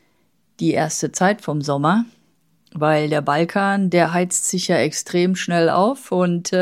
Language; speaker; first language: German; native; German